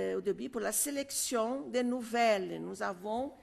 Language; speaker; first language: French; non-native, fluent; Portuguese